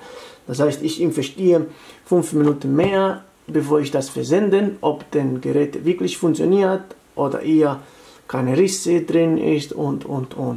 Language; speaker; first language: German; non-native, fluent; Italian